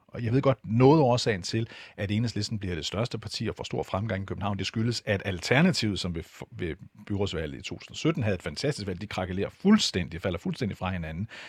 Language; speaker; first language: Danish; native; Danish